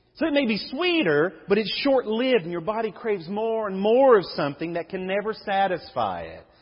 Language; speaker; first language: English; native; English